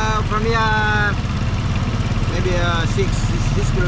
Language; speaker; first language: English; non-native, learner; Indonesian